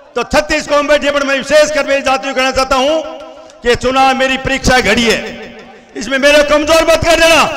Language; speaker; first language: Hindi; native; Hindi